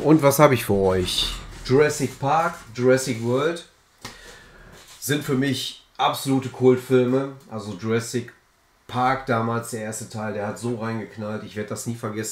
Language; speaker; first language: German; native; German